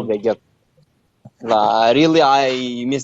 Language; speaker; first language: English; non-native, learner; Arabic